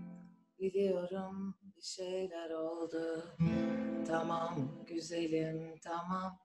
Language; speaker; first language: Turkish; native; Turkish